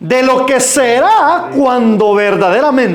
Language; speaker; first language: Spanish; native; Spanish